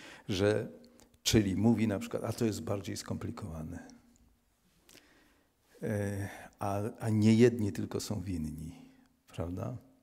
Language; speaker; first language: Polish; native; Polish